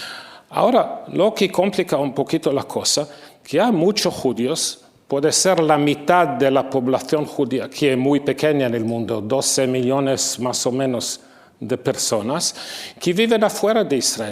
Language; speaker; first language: Spanish; non-native, fluent; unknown